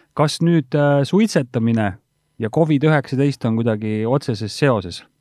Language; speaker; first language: Estonian; native; Estonian